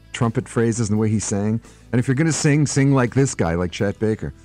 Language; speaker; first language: English; native; English